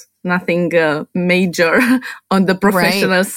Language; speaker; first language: English; non-native, fluent; Romanian